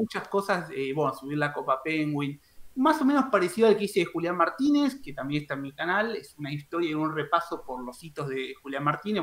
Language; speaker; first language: Spanish; native; Spanish